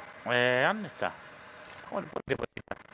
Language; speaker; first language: Spanish; native; Spanish